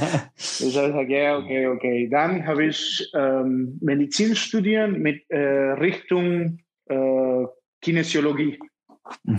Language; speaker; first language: German; non-native, fluent; Spanish